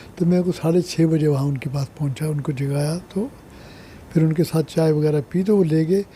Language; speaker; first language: Hindi; non-native, local second language; Punjabi